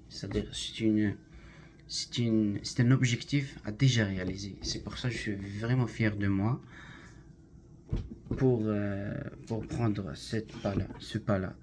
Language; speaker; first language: French; non-native, learner; Arabic